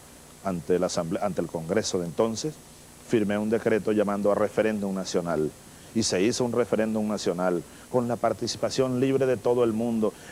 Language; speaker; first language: Spanish; native; Spanish